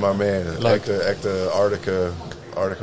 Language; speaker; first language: Dutch; non-native, learner; English